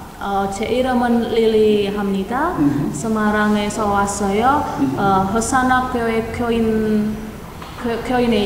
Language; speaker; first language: Korean; non-native, learner; Indonesian